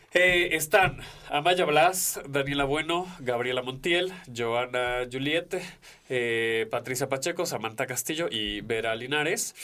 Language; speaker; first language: Spanish; native; Spanish